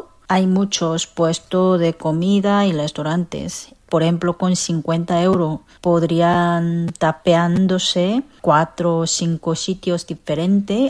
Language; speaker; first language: Spanish; non-native, learner; Korean